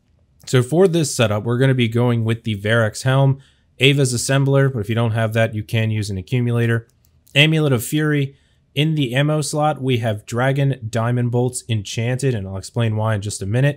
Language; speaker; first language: English; native; English